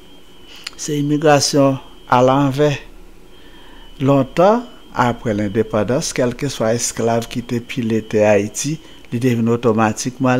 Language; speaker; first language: French; non-native, local second language; Haitian Creole